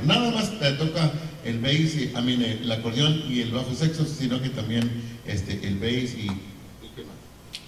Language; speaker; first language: Spanish; early bilingual, heritage; Spanish